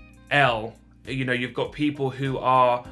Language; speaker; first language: English; native; English